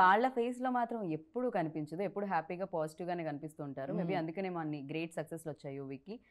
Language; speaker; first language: Telugu; native; Telugu